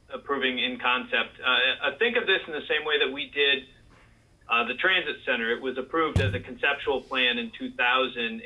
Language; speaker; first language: English; native; English